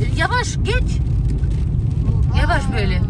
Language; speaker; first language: Turkish; non-native, learner; Russian